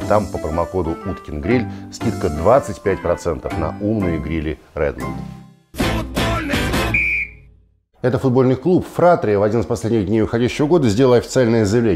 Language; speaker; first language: Russian; native; Russian